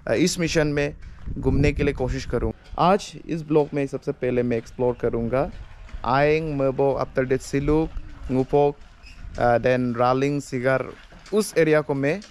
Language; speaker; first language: Hindi; non-native, local second language; Adi